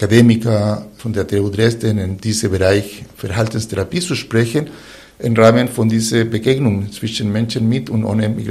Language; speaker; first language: German; non-native, fluent; Spanish